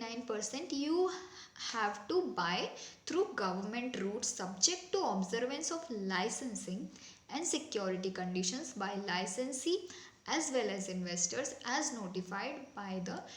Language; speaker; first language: English; non-native, local second language; Hindi